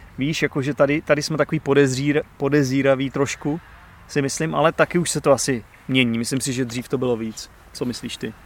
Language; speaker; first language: Czech; native; Czech